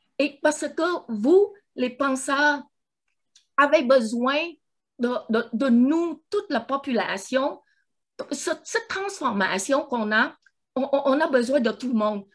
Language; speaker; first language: French; non-native, fluent; Vietnamese